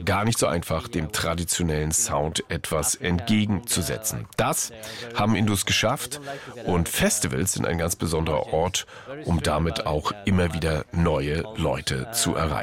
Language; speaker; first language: German; native; German